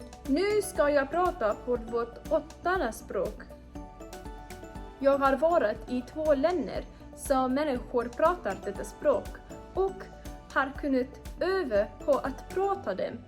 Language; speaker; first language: Swedish; non-native, learner; English